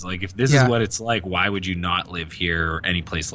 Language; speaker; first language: English; native; English